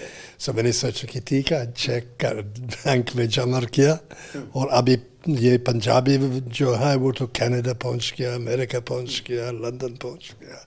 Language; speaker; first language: Hindi; non-native, fluent; English